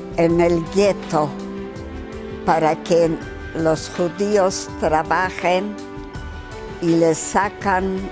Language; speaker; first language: Spanish; non-native, fluent; Yiddish